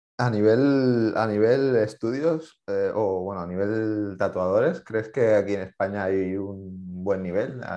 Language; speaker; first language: Spanish; native; Spanish